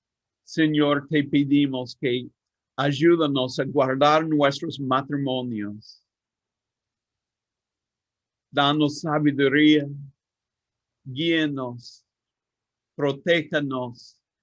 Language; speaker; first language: Spanish; non-native, learner; English